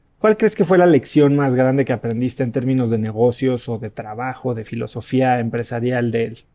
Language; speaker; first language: Spanish; native; Spanish